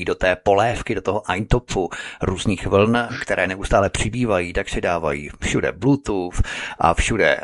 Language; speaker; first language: Czech; native; Czech